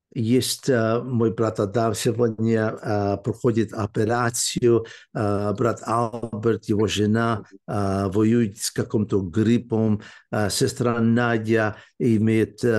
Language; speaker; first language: Russian; early bilingual, heritage; English